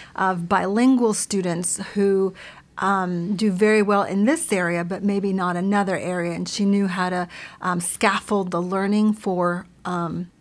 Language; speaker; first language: English; early bilingual, other home language; Spanish